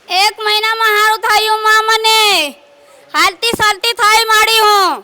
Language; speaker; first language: Gujarati; native; Gujarati